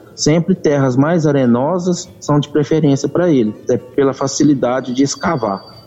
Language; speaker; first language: Portuguese; native; Portuguese